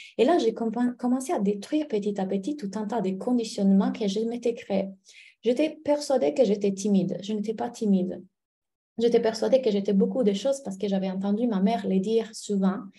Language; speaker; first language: French; non-native, fluent; Italian